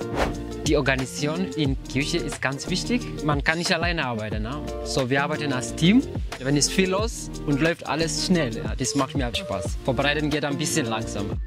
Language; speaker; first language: German; non-native, learner; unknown